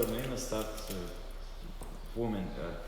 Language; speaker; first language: English; non-native, learner; Russian